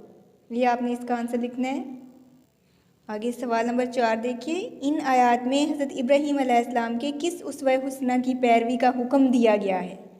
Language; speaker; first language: Urdu; native; Urdu